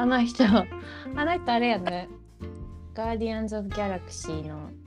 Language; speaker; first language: Japanese; native; Japanese